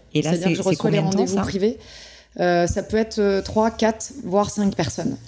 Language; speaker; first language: French; native; French